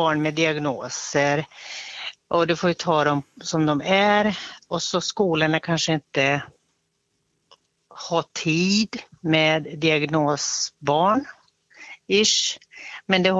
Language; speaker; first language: Swedish; native; Swedish